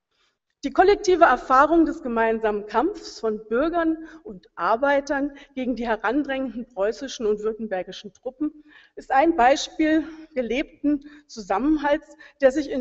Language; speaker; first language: German; native; German